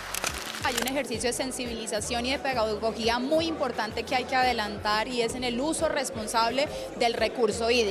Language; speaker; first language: Spanish; native; Spanish